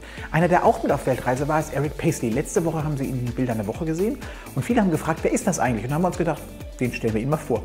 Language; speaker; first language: German; native; German